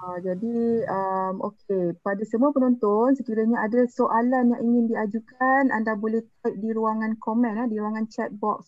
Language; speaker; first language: Malay; native; Malay